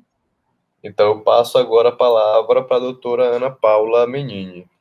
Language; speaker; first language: Portuguese; native; Portuguese